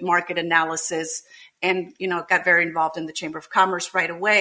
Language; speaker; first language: English; non-native, fluent; German